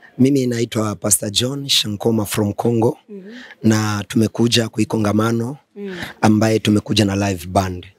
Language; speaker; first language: Swahili; non-native, local second language; Lingala